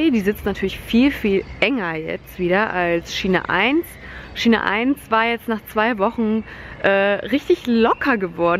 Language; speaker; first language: German; native; German